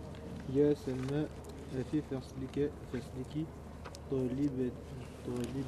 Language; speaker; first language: Arabic; non-native, learner; French